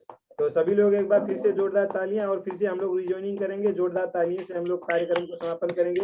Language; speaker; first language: Hindi; native; Hindi